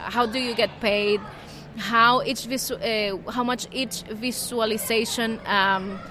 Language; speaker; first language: English; non-native, fluent; Spanish